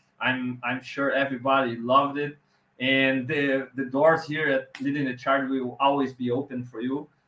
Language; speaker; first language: English; non-native, fluent; Portuguese